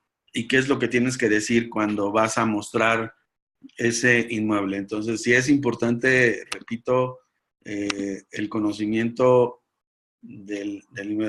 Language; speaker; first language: Spanish; native; Spanish